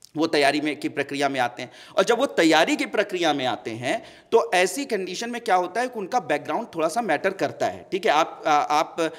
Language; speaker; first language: Hindi; native; Hindi